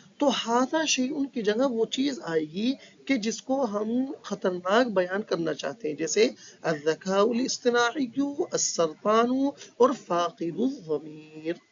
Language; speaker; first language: Urdu; native; Urdu